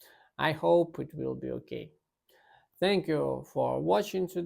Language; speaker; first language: English; non-native, learner; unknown